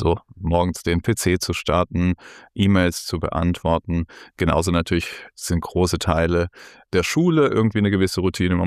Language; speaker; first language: German; native; German